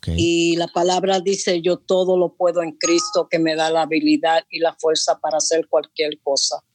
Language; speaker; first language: Spanish; early bilingual, heritage; Spanish